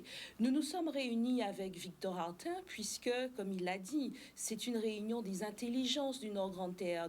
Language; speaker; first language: French; native; French